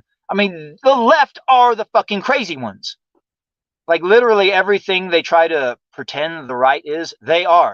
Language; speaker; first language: English; native; English